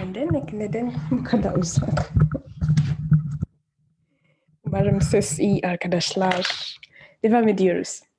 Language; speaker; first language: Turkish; non-native, fluent; English